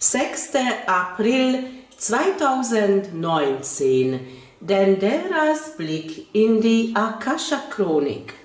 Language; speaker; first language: German; non-native, fluent; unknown